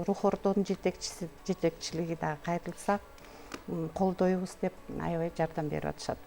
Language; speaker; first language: Kyrgyz; native; Kyrgyz